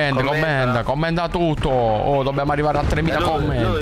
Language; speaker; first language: Italian; native; Italian